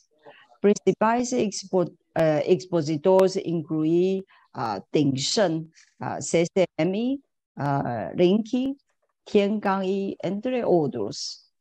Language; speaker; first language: Portuguese; non-native, fluent; Chinese